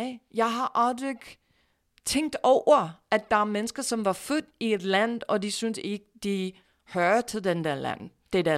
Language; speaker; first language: Danish; non-native, fluent; English